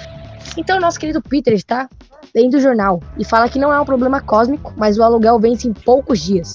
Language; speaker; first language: Portuguese; native; Portuguese